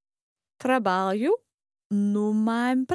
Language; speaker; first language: Portuguese; non-native, learner; English